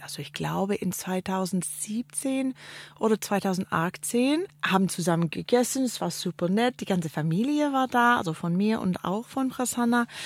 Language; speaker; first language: German; non-native, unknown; English